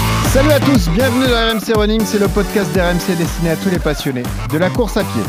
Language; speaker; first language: French; native; French